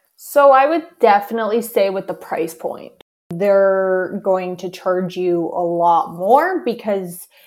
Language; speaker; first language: English; native; English